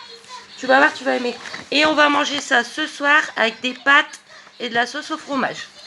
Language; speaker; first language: French; native; French